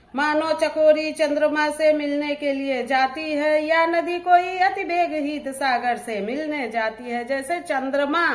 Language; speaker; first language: Hindi; native; Hindi